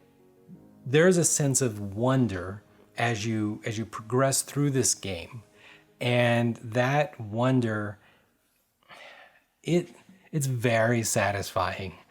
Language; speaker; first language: English; native; English